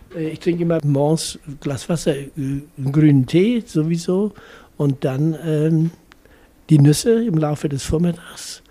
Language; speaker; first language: German; native; German